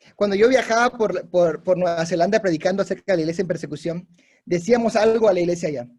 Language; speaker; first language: Spanish; non-native, local second language; English